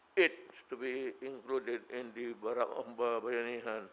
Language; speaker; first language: English; non-native, local second language; Filipino